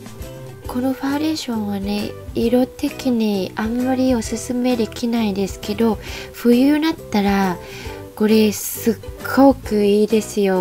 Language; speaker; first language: Japanese; non-native, fluent; Vietnamese